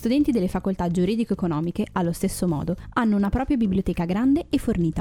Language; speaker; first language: Italian; native; Italian